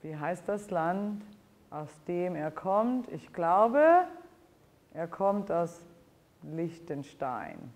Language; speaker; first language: German; non-native, fluent; English